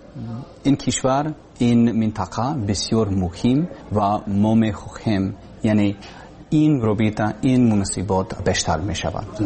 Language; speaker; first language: Persian; non-native, learner; English